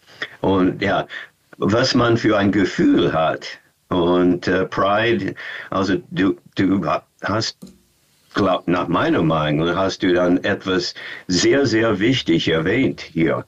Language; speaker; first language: German; non-native, fluent; English